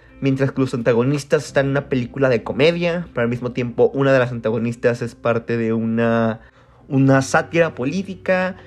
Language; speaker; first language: Spanish; native; Spanish